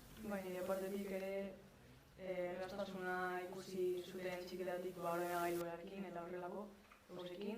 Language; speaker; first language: Basque; non-native, local second language; Spanish